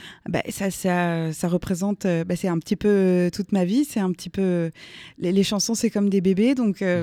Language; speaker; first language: French; native; French